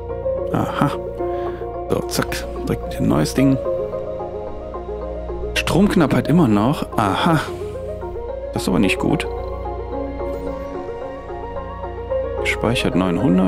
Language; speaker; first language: German; native; German